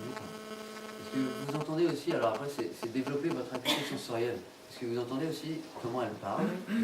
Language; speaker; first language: French; native; French